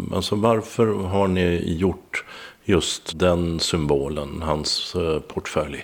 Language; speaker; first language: Swedish; native; Swedish